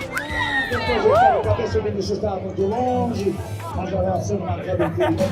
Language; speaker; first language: Portuguese; native; Portuguese